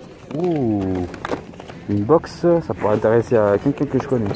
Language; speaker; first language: French; native; French